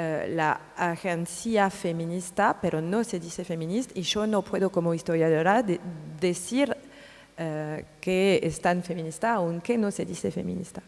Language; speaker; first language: Spanish; non-native, learner; French